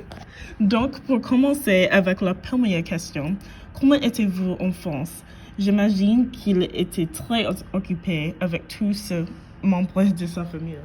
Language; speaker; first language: French; non-native, learner; English